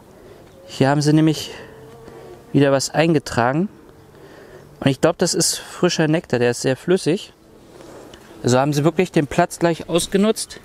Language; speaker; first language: German; native; German